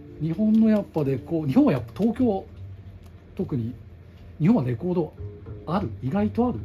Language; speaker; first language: Japanese; native; Japanese